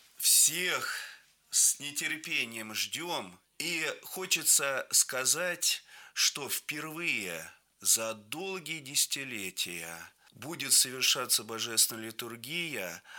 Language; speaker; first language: Russian; native; Russian